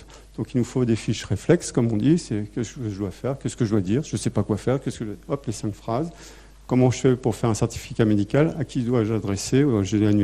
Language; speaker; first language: French; native; French